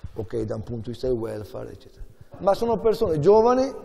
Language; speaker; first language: Italian; native; Italian